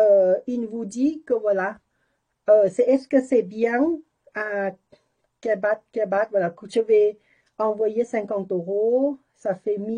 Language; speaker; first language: French; non-native, learner; Thai